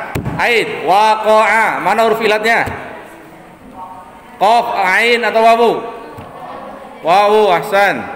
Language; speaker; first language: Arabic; non-native, fluent; Indonesian